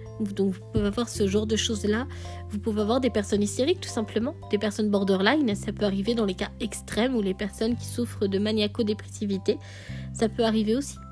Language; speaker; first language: French; native; French